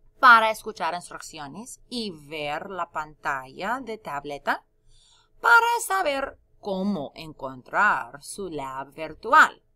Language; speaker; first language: Spanish; non-native, fluent; English